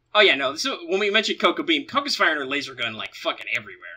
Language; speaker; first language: English; native; English